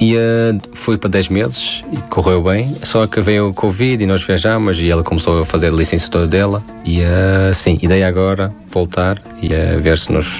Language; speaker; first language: Portuguese; non-native, fluent; Tajik